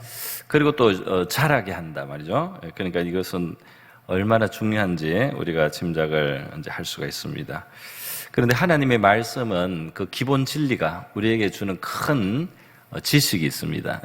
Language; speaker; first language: Korean; native; Korean